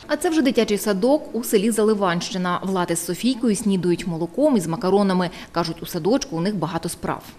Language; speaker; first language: Ukrainian; native; Ukrainian